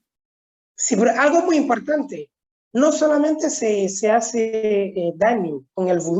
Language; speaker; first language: Spanish; non-native, local second language; Haitian Creole